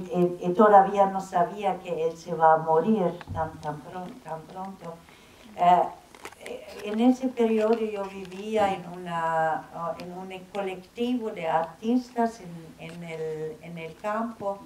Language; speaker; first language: Spanish; non-native, fluent; German